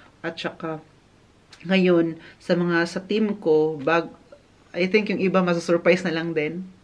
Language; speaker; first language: Filipino; non-native, local second language; Cebuano